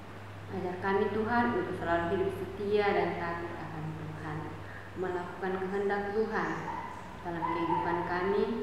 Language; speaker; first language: Indonesian; native; Indonesian